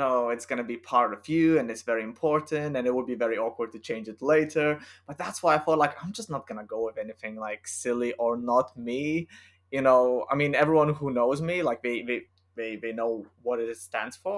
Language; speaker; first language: English; non-native, fluent; Lithuanian